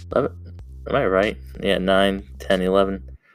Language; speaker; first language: English; native; English